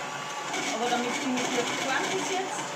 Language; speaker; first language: German; native; German